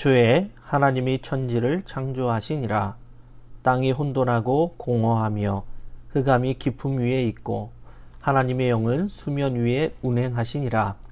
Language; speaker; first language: Korean; native; Korean